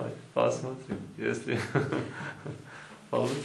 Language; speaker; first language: Russian; non-native, local second language; Armenian